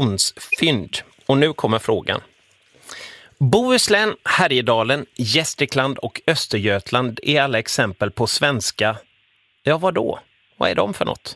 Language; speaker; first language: Swedish; native; Swedish